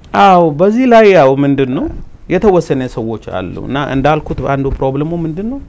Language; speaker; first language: Amharic; non-native, local second language; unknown